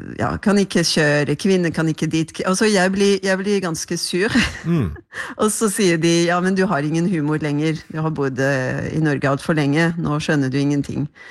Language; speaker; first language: Norwegian; non-native, fluent; French